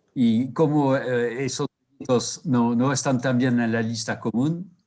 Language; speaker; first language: Spanish; non-native, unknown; French